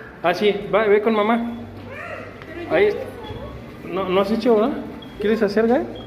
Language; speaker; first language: Spanish; native; Spanish